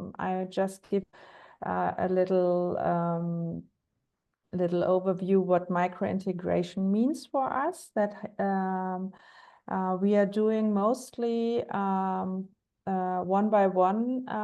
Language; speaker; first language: English; non-native, fluent; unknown